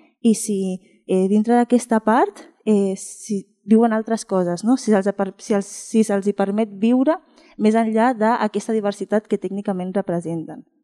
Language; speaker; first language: Catalan; non-native, fluent; Spanish